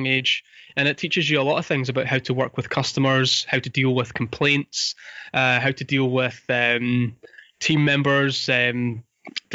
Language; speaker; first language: English; native; English